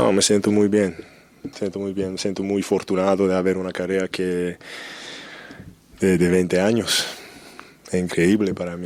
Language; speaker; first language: Spanish; non-native, fluent; English